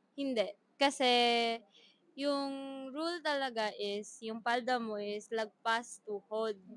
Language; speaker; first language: Filipino; non-native, local second language; Bikol